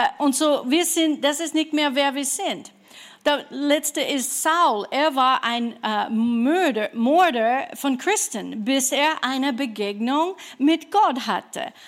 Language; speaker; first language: German; non-native, fluent; English